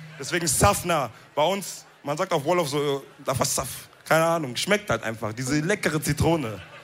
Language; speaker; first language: German; early bilingual, other home language; Wolof